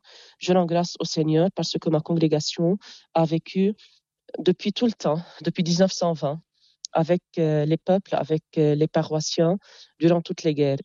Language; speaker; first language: French; non-native, local second language; Arabic